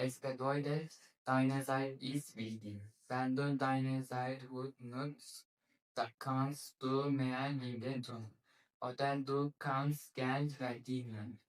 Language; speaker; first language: German; non-native, learner; Turkish